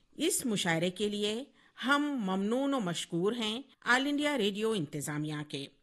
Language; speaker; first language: Urdu; native; Urdu